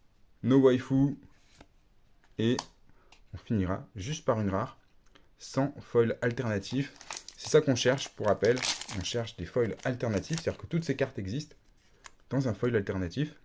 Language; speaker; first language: French; native; French